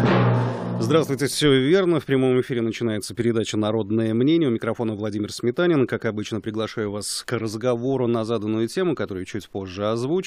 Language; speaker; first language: Russian; native; Russian